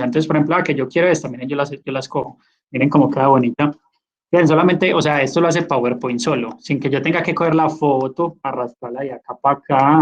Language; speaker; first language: Spanish; native; Spanish